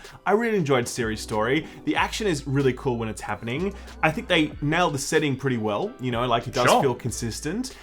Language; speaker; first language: English; native; English